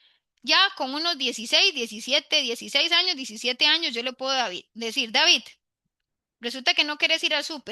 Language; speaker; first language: Spanish; native; Spanish